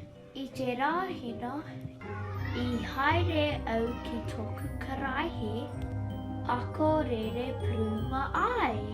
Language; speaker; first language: Māori; non-native, learner; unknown